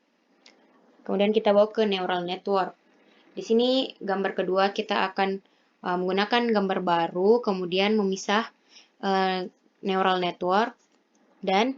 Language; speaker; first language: Indonesian; native; Indonesian